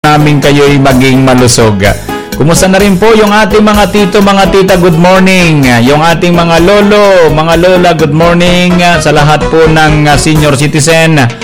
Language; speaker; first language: Filipino; native; Filipino